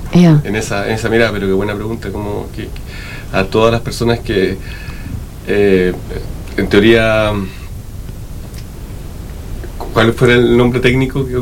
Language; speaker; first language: Spanish; native; Spanish